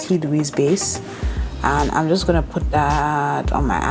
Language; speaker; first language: English; native; English